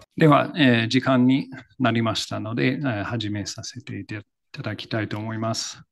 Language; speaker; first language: Japanese; non-native, fluent; English